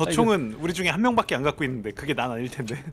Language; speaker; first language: Korean; native; Korean